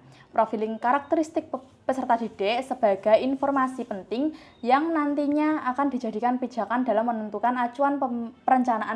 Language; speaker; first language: Indonesian; native; Indonesian